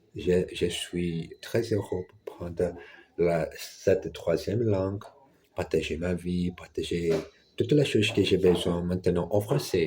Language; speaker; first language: French; non-native, learner; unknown